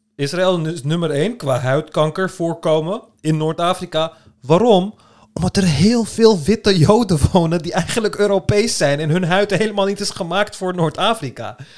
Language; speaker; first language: Dutch; early bilingual, other home language; Turkish